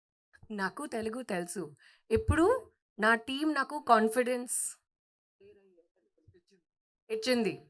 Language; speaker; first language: Telugu; non-native, learner; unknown